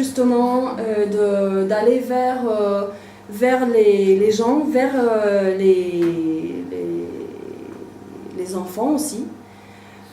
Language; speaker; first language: French; native; French